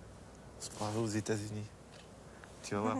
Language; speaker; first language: French; native; French